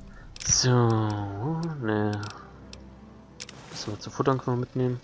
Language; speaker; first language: German; native; German